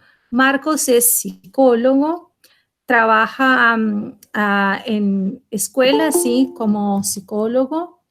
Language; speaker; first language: Spanish; non-native, fluent; Portuguese